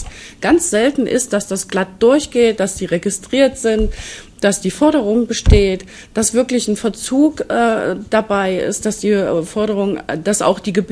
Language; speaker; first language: German; native; German